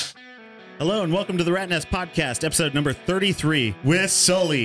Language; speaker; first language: English; native; English